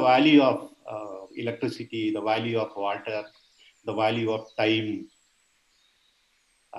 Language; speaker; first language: English; non-native, local second language; Malayalam